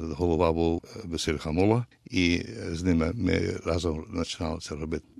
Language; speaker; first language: Ukrainian; early bilingual, heritage; Ukrainian